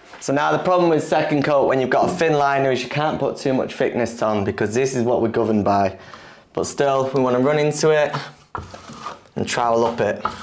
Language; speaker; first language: English; native; English